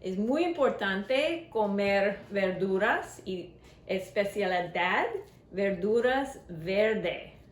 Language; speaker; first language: Spanish; non-native, learner; English